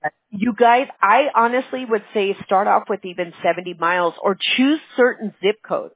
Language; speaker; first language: English; early bilingual, other home language; Spanish